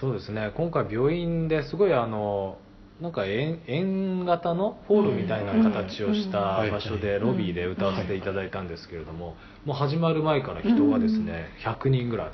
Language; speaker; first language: Japanese; native; Japanese